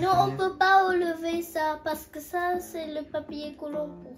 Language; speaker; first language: French; early bilingual, heritage; French